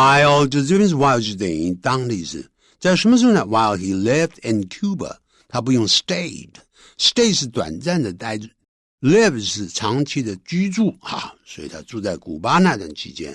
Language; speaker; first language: Chinese; native; Chinese